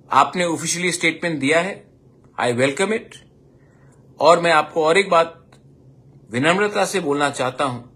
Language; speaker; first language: Hindi; non-native, local second language; Kok Borok